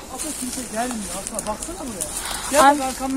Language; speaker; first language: Turkish; native; Turkish